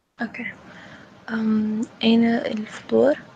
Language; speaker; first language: Arabic; non-native, learner; English